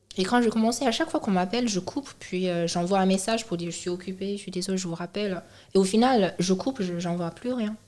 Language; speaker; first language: French; non-native, fluent; Chinese